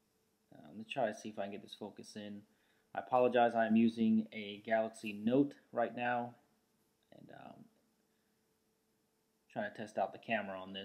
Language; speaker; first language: English; native; English